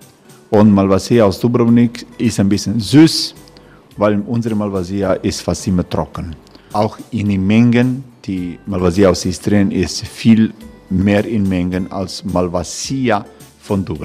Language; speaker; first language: German; non-native, learner; Croatian